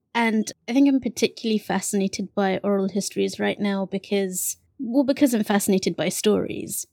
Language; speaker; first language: English; early bilingual, other home language; Bangla